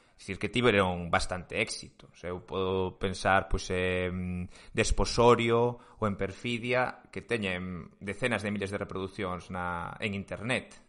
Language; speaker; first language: Galician; non-native, local second language; Spanish